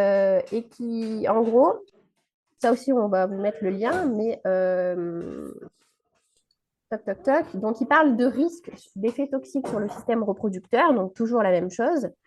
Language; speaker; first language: French; native; French